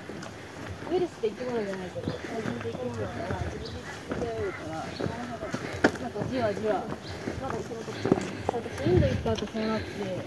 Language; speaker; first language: Japanese; native; Japanese